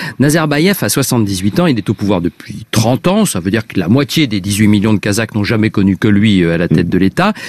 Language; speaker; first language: French; native; French